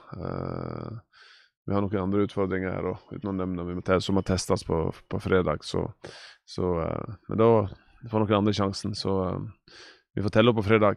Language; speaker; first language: Norwegian; native; Norwegian